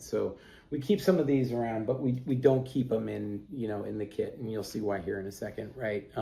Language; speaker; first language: English; native; English